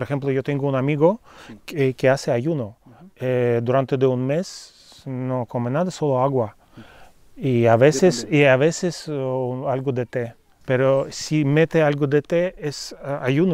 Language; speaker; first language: Spanish; non-native, fluent; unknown